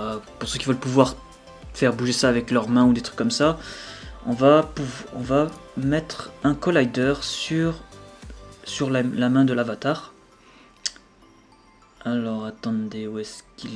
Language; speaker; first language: French; native; French